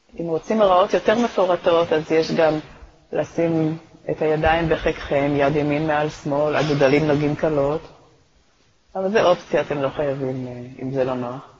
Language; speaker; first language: Hebrew; native; Hebrew